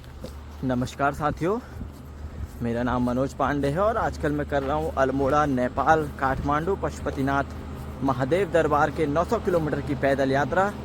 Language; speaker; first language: Hindi; native; Hindi